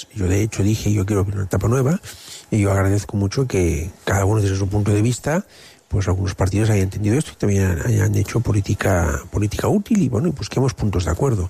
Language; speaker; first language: Spanish; non-native, local second language; Catalan